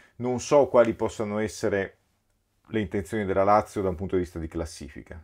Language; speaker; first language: Italian; native; Italian